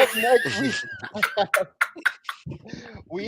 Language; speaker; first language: English; native; English